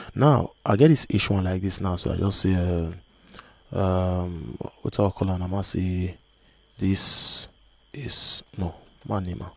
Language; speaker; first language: Nigerian Pidgin; native; Nigerian Pidgin